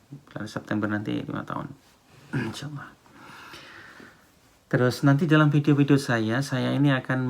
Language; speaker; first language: Indonesian; non-native, local second language; Javanese